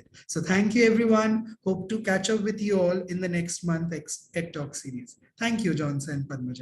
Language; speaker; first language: English; non-native, local second language; Hindi